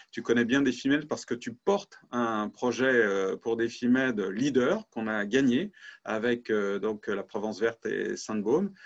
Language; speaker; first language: French; native; French